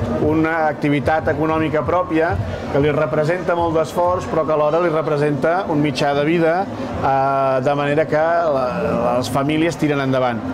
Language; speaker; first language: Catalan; native; Catalan